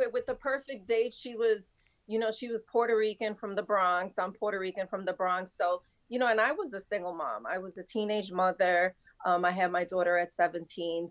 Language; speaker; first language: English; native; English